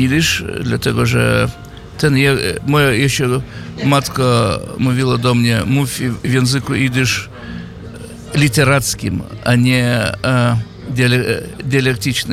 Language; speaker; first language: Polish; non-native, fluent; Yiddish